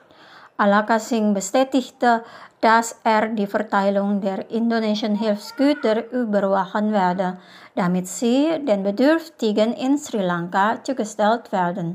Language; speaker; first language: German; non-native, fluent; Indonesian